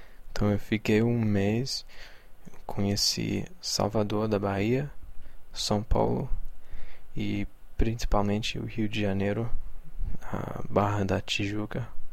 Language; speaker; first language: Portuguese; non-native, fluent; English